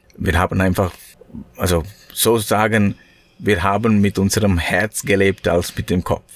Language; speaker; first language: German; non-native, fluent; Sinhala